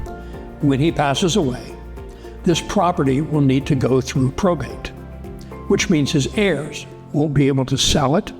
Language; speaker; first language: English; native; English